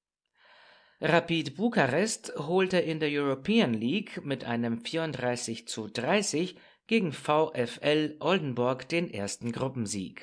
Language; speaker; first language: German; non-native, fluent; Romanian